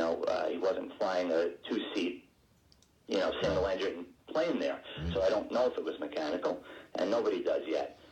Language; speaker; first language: English; native; English